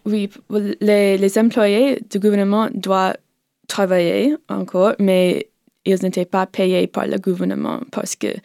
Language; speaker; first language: French; non-native, learner; English